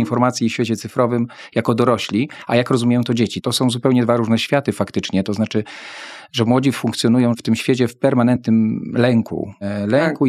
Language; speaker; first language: Polish; native; Polish